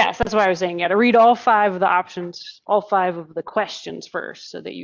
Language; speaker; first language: English; native; English